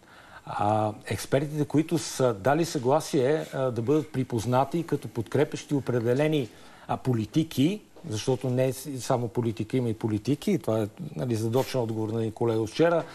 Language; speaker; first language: Bulgarian; native; Bulgarian